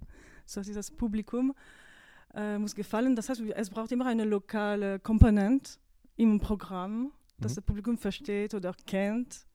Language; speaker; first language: German; non-native, fluent; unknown